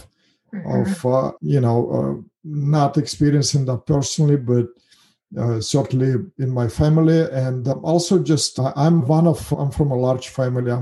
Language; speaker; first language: English; non-native, fluent; Russian